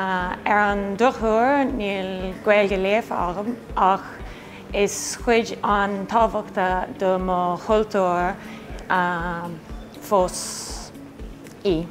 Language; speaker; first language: Irish; non-native, local second language; English